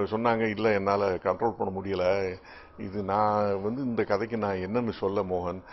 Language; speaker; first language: Tamil; native; Tamil